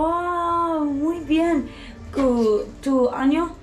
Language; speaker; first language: Spanish; non-native, learner; Turkish